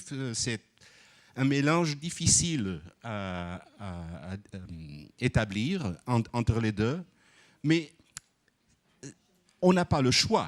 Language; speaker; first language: French; non-native, fluent; Portuguese